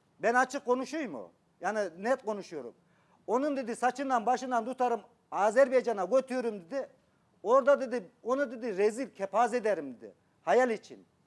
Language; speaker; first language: Turkish; native; Turkish